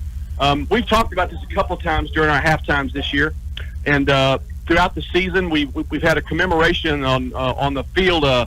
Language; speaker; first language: English; native; English